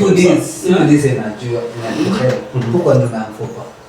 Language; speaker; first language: French; non-native, learner; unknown